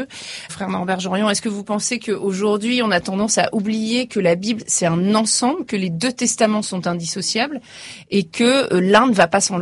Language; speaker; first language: French; native; French